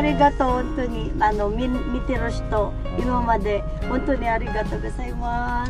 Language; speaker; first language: Japanese; non-native, learner; Filipino